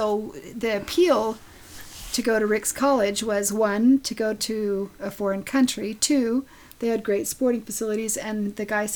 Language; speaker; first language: English; native; English